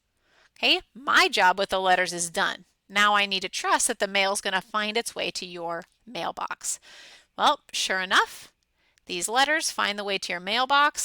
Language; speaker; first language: English; native; English